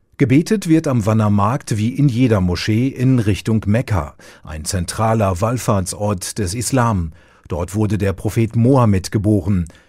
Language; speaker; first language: German; native; German